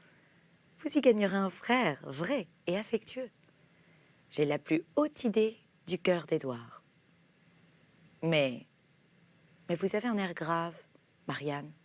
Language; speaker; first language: French; native; French